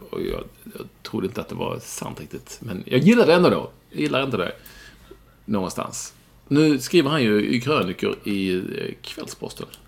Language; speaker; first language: Swedish; native; Swedish